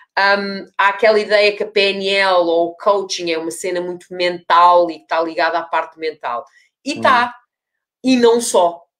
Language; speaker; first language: Portuguese; early bilingual, other home language; English